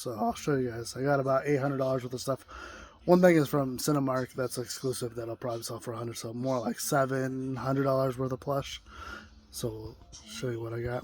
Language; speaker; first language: English; native; English